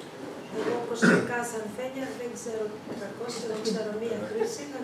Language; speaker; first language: Greek; early bilingual, other home language; Russian